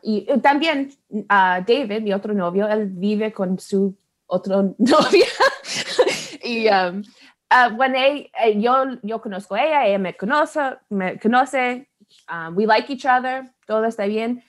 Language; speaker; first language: Spanish; non-native, learner; English